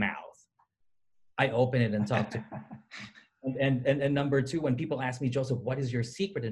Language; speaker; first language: English; non-native, local second language; Filipino